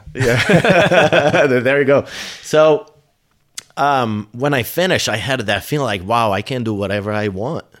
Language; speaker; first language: English; non-native, fluent; Portuguese